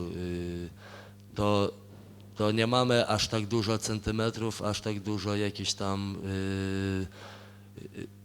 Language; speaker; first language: Polish; non-native, fluent; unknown